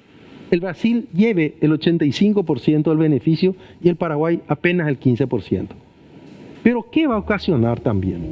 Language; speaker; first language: Spanish; native; Spanish